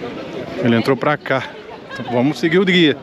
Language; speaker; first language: Portuguese; native; Portuguese